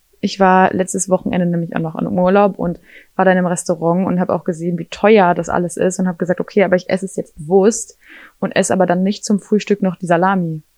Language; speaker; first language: German; native; German